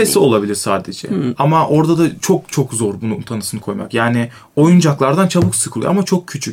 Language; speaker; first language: Turkish; native; Turkish